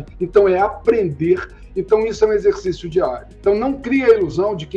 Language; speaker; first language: Portuguese; native; Portuguese